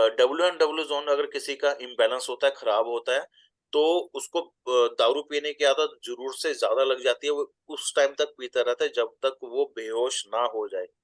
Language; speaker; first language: Hindi; non-native, local second language; Punjabi